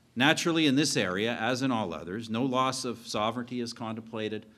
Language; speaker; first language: English; native; English